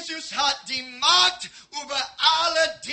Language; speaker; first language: German; non-native, learner; English